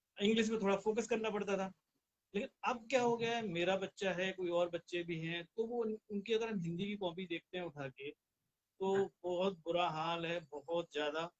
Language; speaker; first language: Hindi; native; Hindi